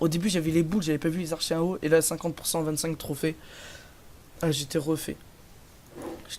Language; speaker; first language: French; native; French